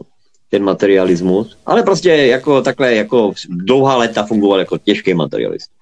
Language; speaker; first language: Czech; native; Czech